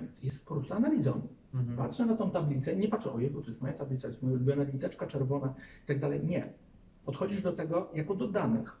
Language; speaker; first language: Polish; native; Polish